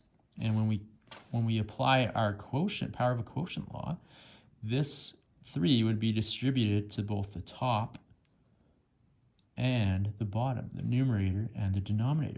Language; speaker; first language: English; native; English